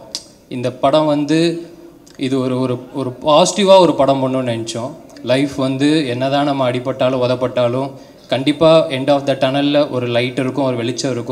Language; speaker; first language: Tamil; native; Tamil